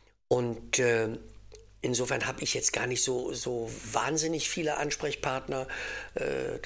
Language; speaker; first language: German; native; German